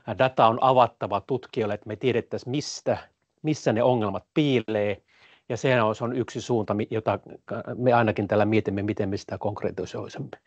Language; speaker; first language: Finnish; native; Finnish